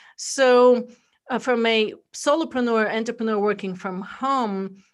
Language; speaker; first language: English; non-native, fluent; Bulgarian